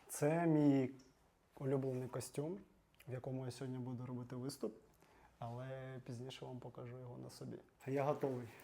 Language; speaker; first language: Ukrainian; non-native, local second language; Russian